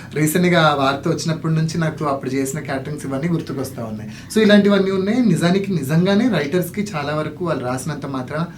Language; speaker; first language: Telugu; non-native, local second language; Lambadi